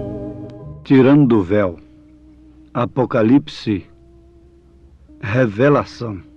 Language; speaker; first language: Portuguese; native; Portuguese